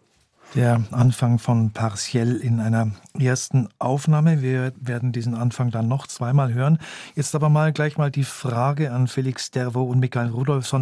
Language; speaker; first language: German; native; German